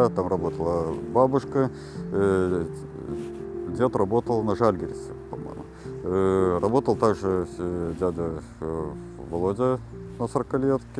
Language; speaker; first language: Russian; native; Russian